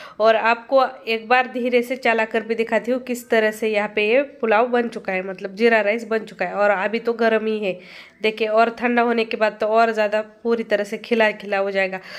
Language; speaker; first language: Hindi; non-native, local second language; Marathi